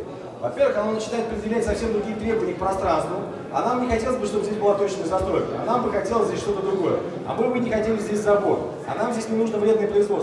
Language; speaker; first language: Russian; native; Russian